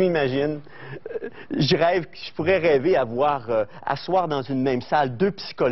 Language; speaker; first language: French; native; French